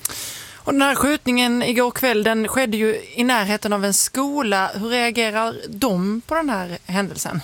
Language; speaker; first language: Swedish; native; Swedish